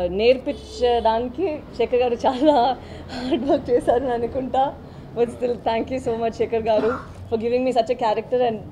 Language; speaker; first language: Telugu; non-native, learner; Tamil